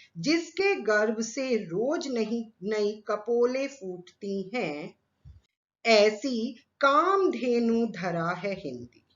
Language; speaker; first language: Hindi; native; Hindi